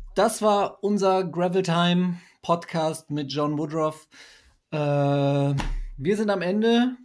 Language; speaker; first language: German; native; German